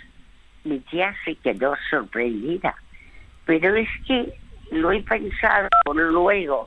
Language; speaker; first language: Spanish; early bilingual, other home language; French